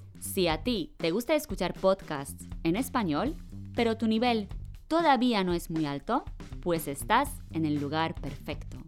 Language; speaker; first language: Spanish; non-native, fluent; Polish